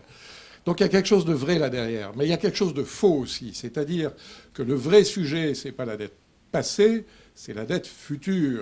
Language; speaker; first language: French; native; French